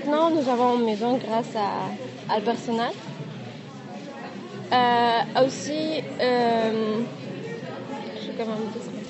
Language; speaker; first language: French; non-native, learner; Arabic